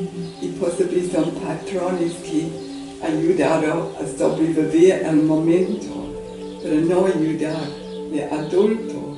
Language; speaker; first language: Spanish; non-native, learner; English